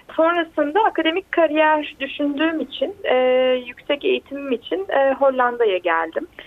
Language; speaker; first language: Turkish; native; Turkish